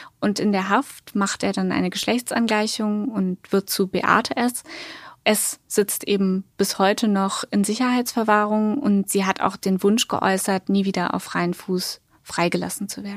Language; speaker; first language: German; native; German